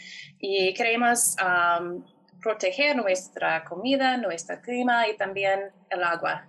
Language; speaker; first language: Spanish; non-native, fluent; English